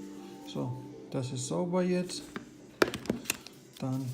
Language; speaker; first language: German; non-native, learner; Urdu